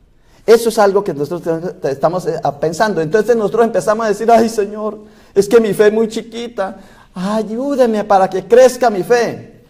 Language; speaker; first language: Spanish; native; Spanish